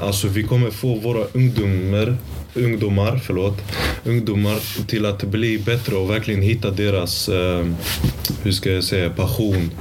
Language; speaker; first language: Swedish; early bilingual, other home language; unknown